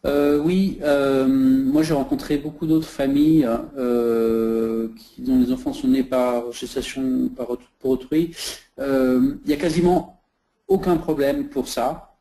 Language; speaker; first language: French; native; French